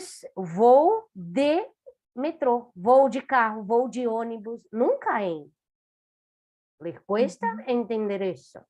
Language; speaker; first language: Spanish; non-native, fluent; Portuguese